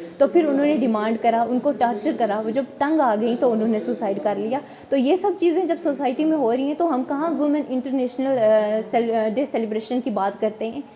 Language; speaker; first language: Hindi; non-native, local second language; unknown